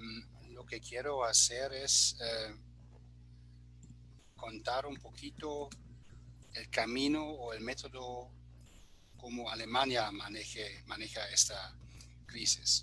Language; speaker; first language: Spanish; non-native, fluent; German